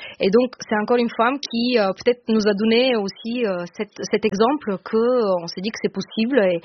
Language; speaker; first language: French; non-native, fluent; Bulgarian